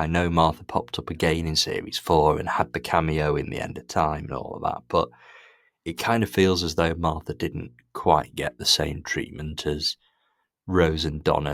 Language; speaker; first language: English; native; English